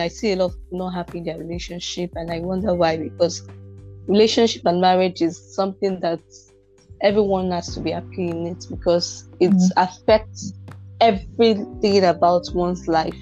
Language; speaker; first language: English; non-native, local second language; Igbo